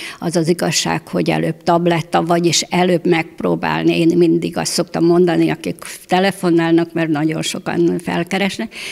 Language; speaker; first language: Hungarian; native; Hungarian